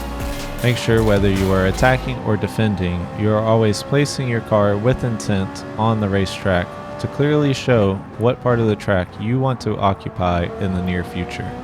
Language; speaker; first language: English; native; English